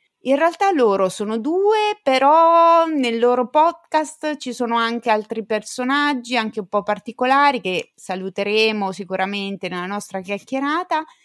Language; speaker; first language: Italian; native; Italian